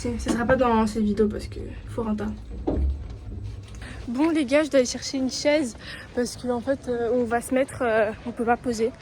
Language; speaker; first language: French; native; French